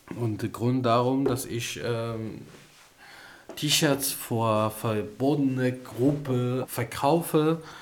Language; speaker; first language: German; non-native, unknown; Arabic